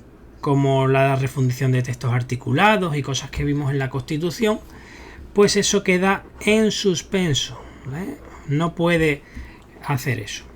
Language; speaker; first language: Spanish; native; Spanish